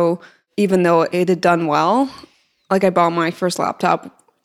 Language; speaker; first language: English; native; English